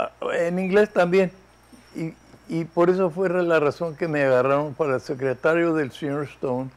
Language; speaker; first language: Spanish; early bilingual, heritage; Spanish